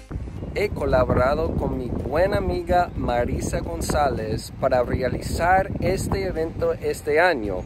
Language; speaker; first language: Spanish; non-native, fluent; English